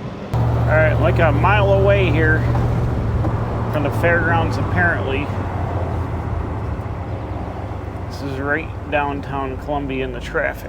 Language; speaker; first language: English; native; English